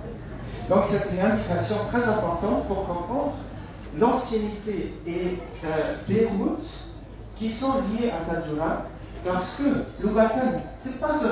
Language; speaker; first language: French; non-native, fluent; German